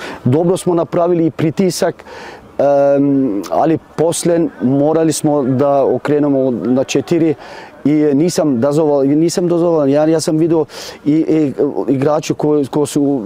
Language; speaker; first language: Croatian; non-native, learner; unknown